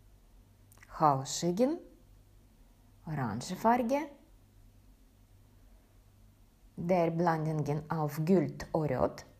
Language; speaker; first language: Norwegian; non-native, fluent; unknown